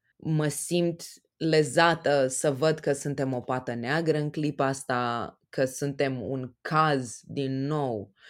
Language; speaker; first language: Romanian; native; Romanian